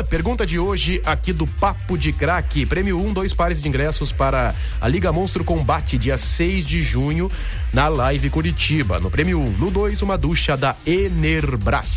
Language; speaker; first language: Portuguese; native; Portuguese